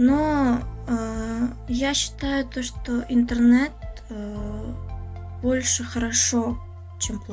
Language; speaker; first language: Russian; non-native, local second language; Kazakh